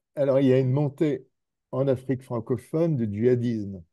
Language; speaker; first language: French; native; French